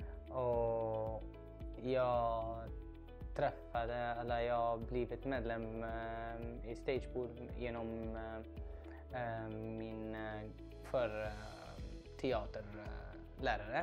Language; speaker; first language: Swedish; non-native, learner; Arabic